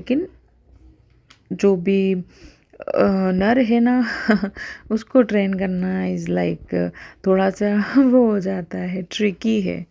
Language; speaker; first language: Hindi; native; Hindi